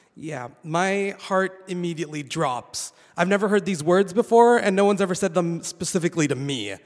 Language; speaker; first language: English; non-native, fluent; Arabic